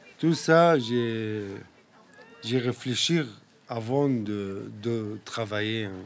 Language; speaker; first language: French; non-native, learner; Arabic